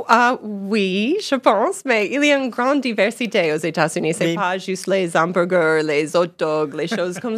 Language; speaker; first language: French; non-native, learner; English